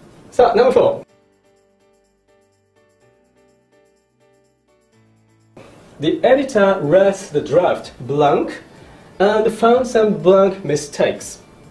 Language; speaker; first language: English; non-native, fluent; Japanese